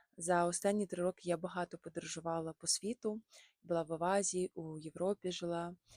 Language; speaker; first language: Ukrainian; non-native, local second language; Russian